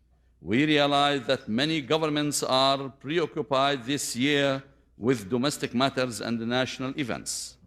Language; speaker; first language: English; non-native, fluent; Arabic